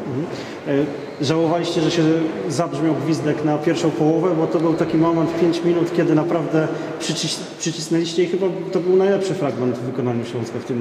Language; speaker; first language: Polish; native; Polish